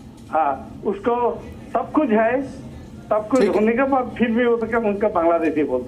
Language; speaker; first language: Hindi; non-native, local second language; Bangla